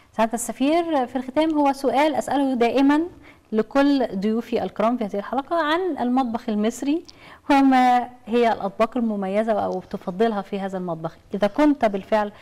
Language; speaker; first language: Arabic; native; Arabic